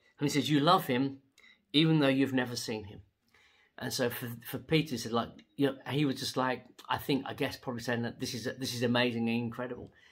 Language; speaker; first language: English; native; English